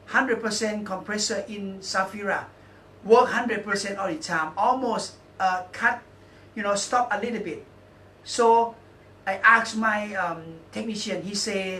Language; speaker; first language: English; non-native, learner; Thai